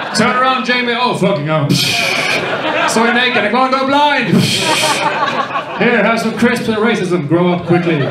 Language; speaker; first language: English; non-native, fluent; Swedish